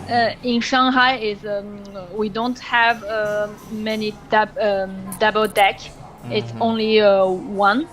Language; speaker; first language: English; non-native, learner; French